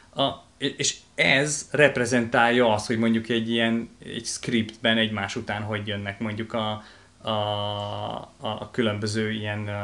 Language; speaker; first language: Hungarian; native; Hungarian